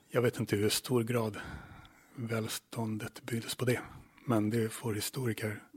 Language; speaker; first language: Swedish; native; Swedish